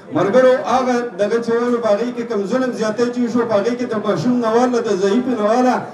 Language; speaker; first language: Pashto; non-native, local second language; Gujari